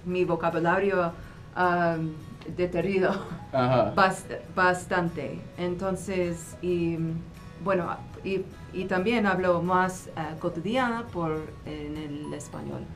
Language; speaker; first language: Spanish; non-native, fluent; English